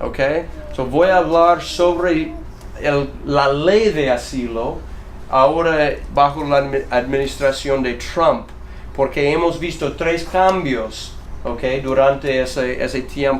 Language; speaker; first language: Spanish; non-native, fluent; English